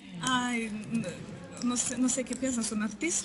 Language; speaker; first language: Spanish; non-native, learner; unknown